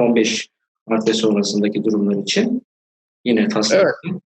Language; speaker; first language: Turkish; native; Turkish